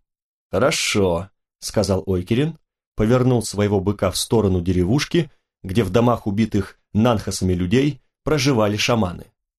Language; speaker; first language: Russian; native; Russian